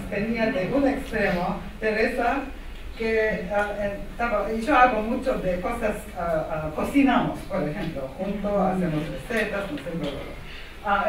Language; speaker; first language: Spanish; non-native, fluent; Armenian